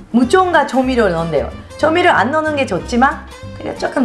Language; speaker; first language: Korean; non-native, fluent; Japanese